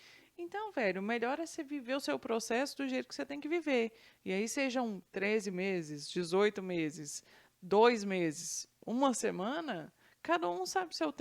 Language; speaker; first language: Portuguese; native; Portuguese